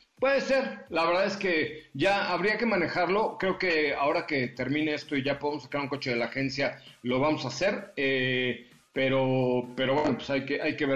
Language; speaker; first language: Spanish; native; Spanish